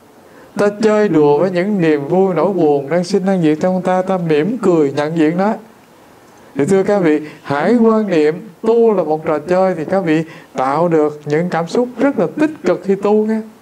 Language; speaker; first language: Vietnamese; native; Vietnamese